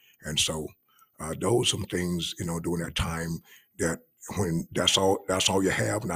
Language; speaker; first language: English; native; English